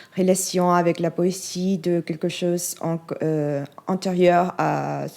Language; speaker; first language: French; non-native, fluent; Spanish